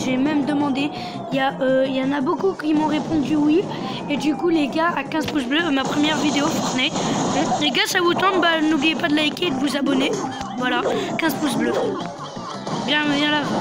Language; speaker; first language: French; native; French